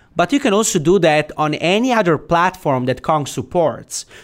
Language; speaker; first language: English; non-native, fluent; Italian